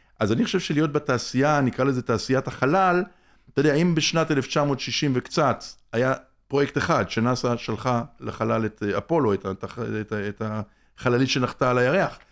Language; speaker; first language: Hebrew; native; Hebrew